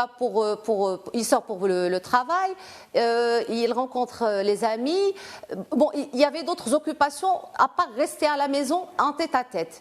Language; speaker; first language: French; non-native, local second language; Arabic